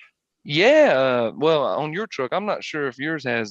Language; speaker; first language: English; native; English